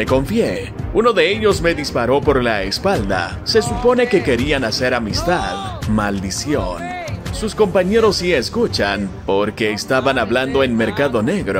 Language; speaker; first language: Spanish; native; Spanish